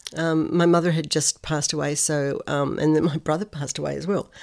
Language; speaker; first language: English; native; English